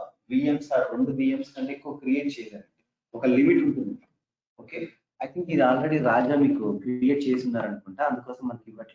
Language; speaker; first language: Telugu; native; Telugu